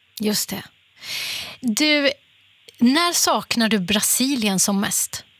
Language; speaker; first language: Swedish; native; Swedish